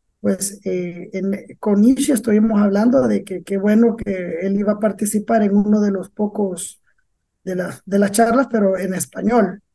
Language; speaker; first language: Spanish; native; Spanish